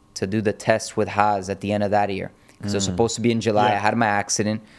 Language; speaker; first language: English; native; English